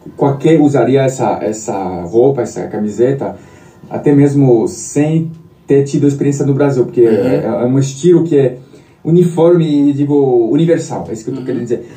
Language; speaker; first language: Portuguese; non-native, fluent; French